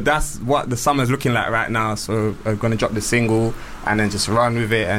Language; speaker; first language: English; native; English